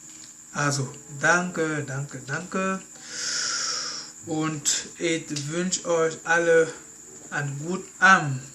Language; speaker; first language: German; non-native, fluent; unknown